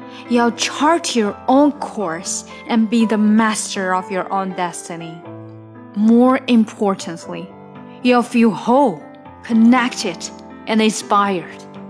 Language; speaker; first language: English; non-native, fluent; Chinese